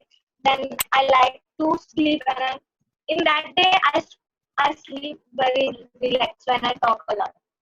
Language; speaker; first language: English; non-native, learner; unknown